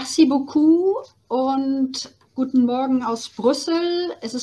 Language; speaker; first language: German; non-native, fluent; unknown